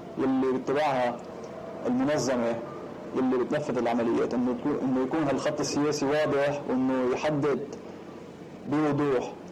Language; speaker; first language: Arabic; non-native, local second language; Armenian